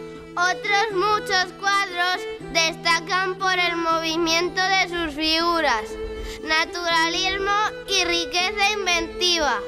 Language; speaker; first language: Spanish; native; Spanish